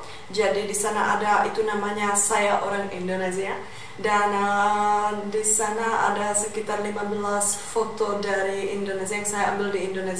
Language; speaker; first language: Indonesian; non-native, fluent; Czech